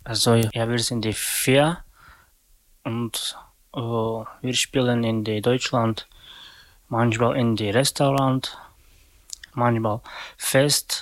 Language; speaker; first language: German; non-native, learner; Slovak